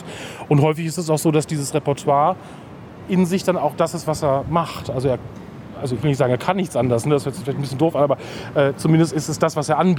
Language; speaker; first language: German; native; German